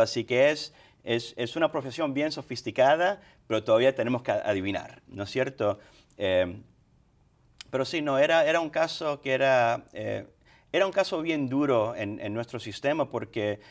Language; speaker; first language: Spanish; early bilingual, other home language; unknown